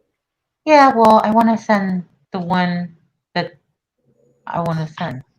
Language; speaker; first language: English; native; English